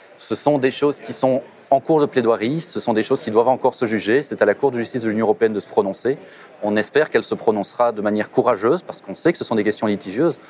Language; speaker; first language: French; native; French